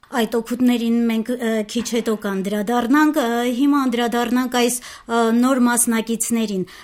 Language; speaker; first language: Armenian; native; Armenian